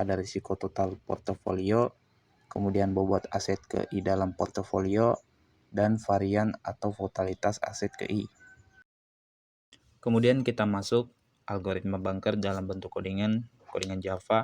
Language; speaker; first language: Indonesian; native; Indonesian